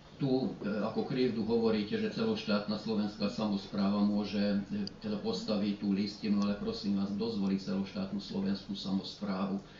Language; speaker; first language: Slovak; early bilingual, heritage; Slovak